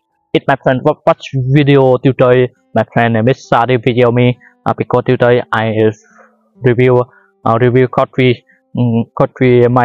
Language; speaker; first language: English; non-native, learner; Vietnamese